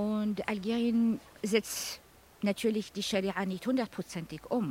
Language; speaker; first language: German; non-native, fluent; Arabic